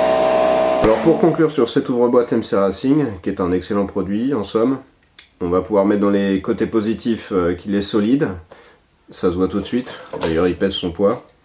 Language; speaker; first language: French; native; French